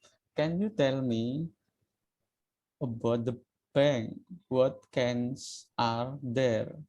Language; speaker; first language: English; non-native, learner; Indonesian